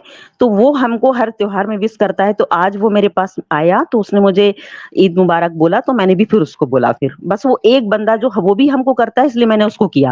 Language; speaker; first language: Hindi; native; Hindi